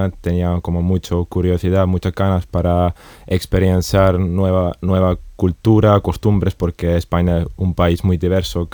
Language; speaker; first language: Spanish; non-native, fluent; Estonian